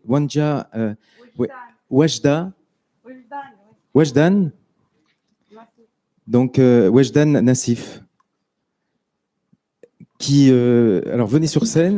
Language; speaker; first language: French; native; French